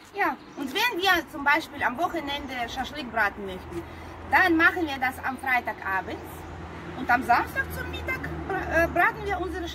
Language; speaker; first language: German; non-native, fluent; Russian